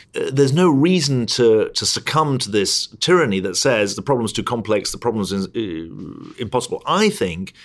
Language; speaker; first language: English; native; English